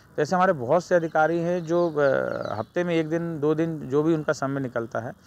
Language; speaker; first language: Hindi; native; Hindi